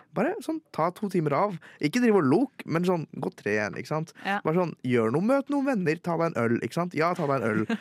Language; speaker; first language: Norwegian; non-native, fluent; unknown